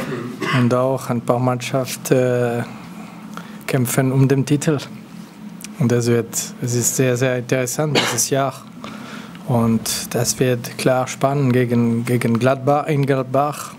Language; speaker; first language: German; non-native, local second language; French